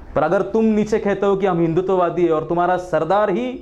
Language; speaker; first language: Hindi; non-native, local second language; Marathi